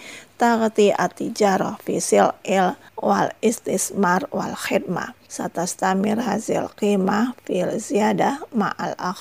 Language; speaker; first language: Arabic; non-native, fluent; Indonesian